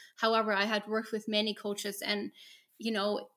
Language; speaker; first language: English; non-native, fluent; Norwegian